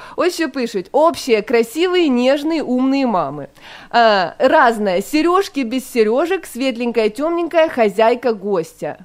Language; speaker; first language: Ukrainian; non-native, local second language; Russian